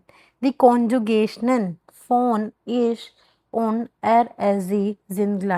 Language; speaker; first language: German; non-native, learner; Hindi